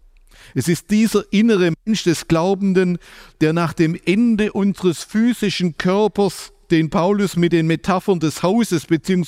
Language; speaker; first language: German; native; German